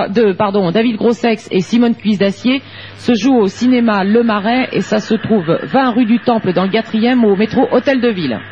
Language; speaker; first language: French; native; French